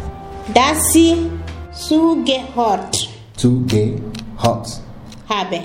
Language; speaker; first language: German; non-native, learner; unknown